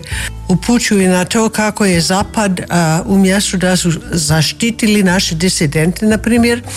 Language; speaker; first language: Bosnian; non-native, fluent; English